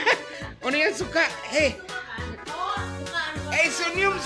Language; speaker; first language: Indonesian; non-native, fluent; Japanese